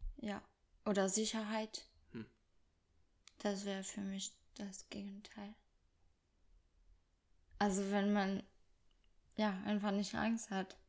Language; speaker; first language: German; non-native, fluent; French